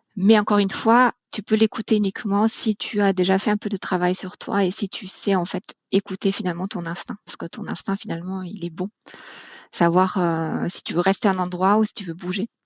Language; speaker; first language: French; non-native, fluent; German